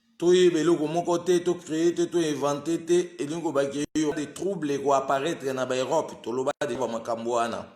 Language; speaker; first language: Lingala; non-native, local second language; Kongo